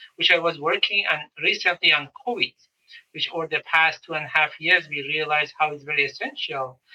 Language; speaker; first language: English; non-native, fluent; Persian